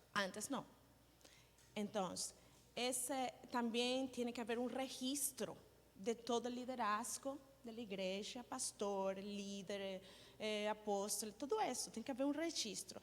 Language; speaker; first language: Portuguese; non-native, learner; Spanish